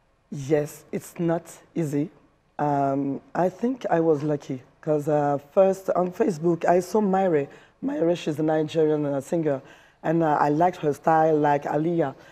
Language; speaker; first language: English; non-native, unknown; French